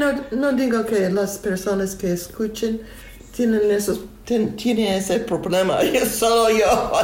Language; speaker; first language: Spanish; non-native, learner; English